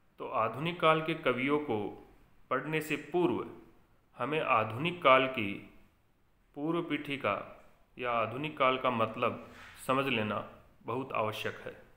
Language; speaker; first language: Hindi; native; Hindi